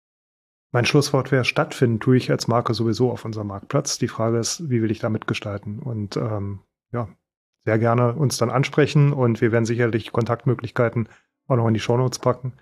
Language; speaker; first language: German; native; German